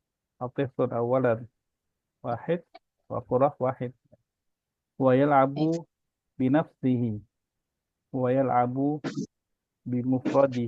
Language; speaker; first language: Arabic; non-native, fluent; Indonesian